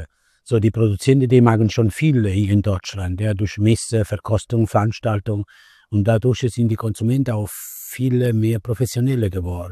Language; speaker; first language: German; non-native, learner; Italian